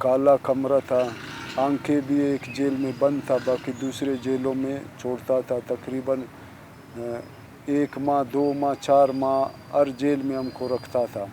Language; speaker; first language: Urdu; non-native, local second language; Baluchi